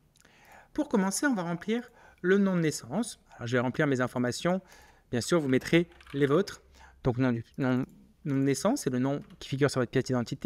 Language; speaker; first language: French; native; French